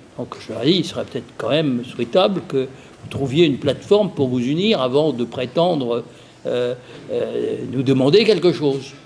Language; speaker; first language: French; native; French